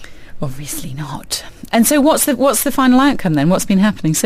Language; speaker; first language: English; native; English